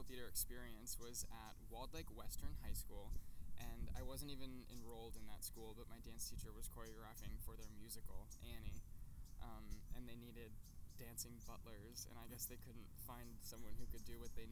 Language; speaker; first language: English; native; English